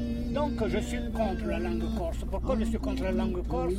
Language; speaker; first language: French; non-native, local second language; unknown